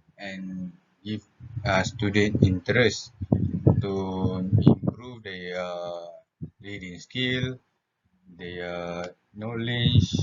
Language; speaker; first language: English; non-native, local second language; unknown